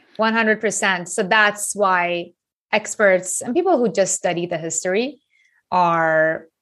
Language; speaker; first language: English; non-native, fluent; Persian